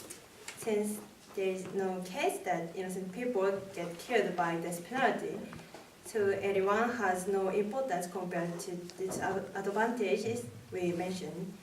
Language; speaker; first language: English; non-native, learner; Japanese